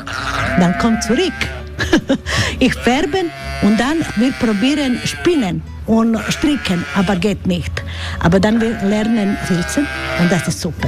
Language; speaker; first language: German; non-native, learner; Croatian